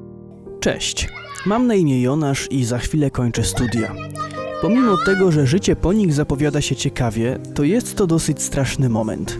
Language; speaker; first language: Polish; native; Polish